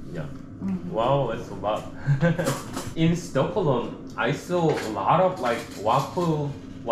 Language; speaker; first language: English; non-native, learner; Korean